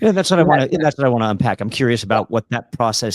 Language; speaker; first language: English; native; English